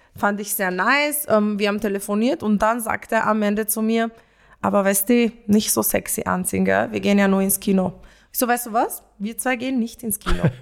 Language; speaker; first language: German; early bilingual, other home language; Romanian